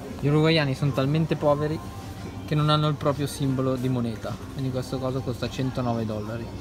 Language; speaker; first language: Italian; native; Italian